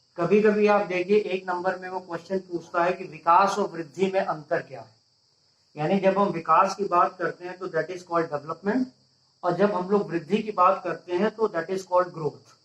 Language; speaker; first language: Hindi; native; Hindi